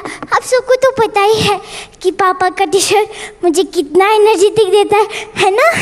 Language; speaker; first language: Hindi; non-native, local second language; Bangla